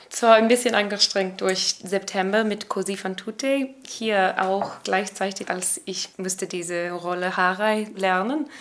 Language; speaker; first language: German; non-native, learner; English